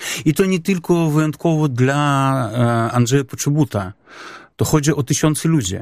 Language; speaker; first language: Polish; non-native, fluent; Belarusian